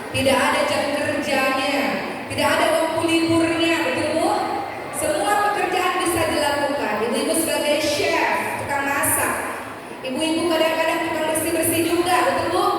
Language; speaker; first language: Indonesian; native; Indonesian